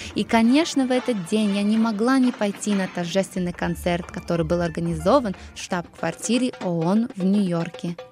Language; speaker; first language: Russian; early bilingual, heritage; Russian